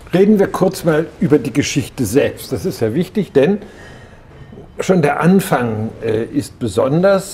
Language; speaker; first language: German; native; German